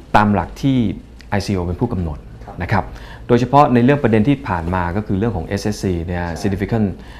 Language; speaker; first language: Thai; native; Thai